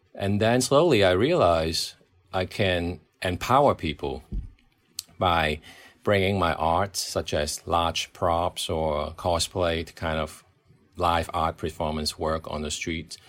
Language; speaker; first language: English; non-native, local second language; Cantonese